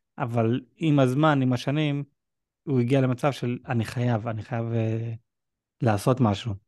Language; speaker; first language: Hebrew; native; Hebrew